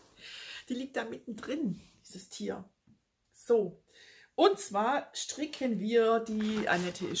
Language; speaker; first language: German; native; German